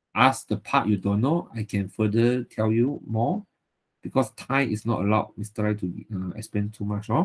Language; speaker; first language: English; non-native, local second language; Chinese